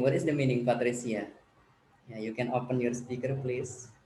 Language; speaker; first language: English; non-native, learner; Indonesian